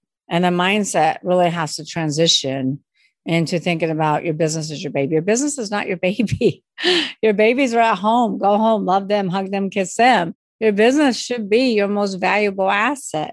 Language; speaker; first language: English; native; English